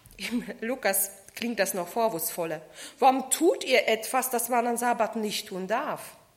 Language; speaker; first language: German; non-native, fluent; Polish